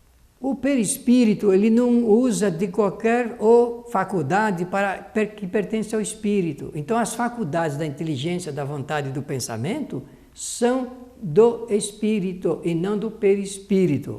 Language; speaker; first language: Portuguese; native; Portuguese